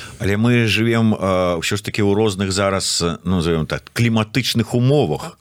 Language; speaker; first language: Belarusian; native; Belarusian